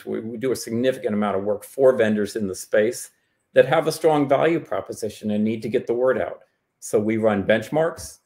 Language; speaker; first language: English; native; English